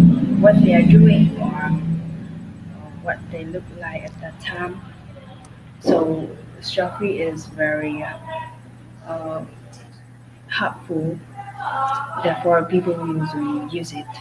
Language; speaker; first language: English; non-native, learner; Vietnamese